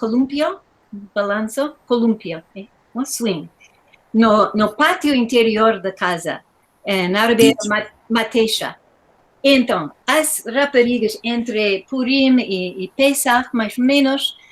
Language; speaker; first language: Portuguese; non-native, fluent; English